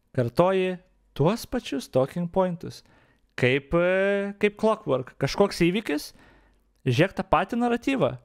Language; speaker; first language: Lithuanian; native; Lithuanian